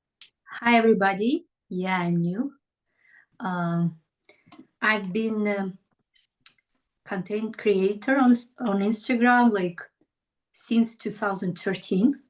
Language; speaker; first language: English; non-native, fluent; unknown